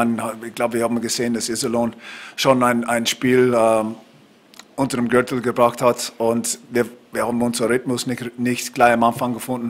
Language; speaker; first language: German; non-native, fluent; English